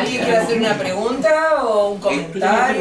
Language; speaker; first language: Spanish; native; Spanish